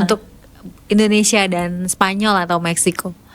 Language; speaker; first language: Indonesian; native; Indonesian